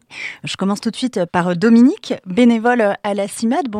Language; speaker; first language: French; native; French